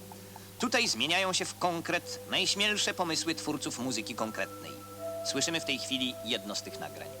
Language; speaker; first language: Polish; native; Polish